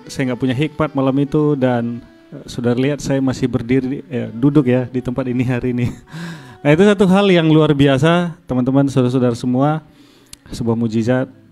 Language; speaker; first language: Indonesian; native; Indonesian